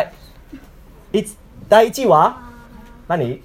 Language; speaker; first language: Japanese; non-native, learner; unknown